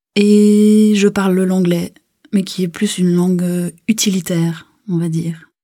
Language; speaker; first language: French; native; French